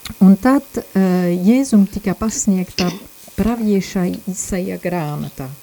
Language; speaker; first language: Latvian; non-native, fluent; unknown